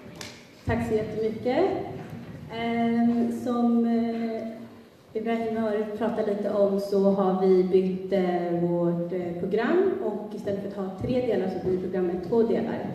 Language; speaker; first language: Swedish; early bilingual, other home language; Somali